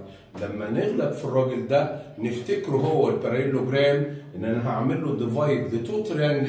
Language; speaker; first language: Arabic; native; Arabic